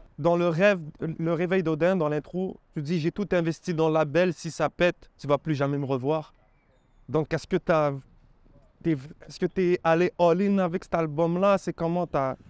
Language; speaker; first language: French; native; French